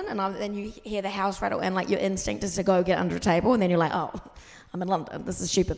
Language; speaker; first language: English; native; English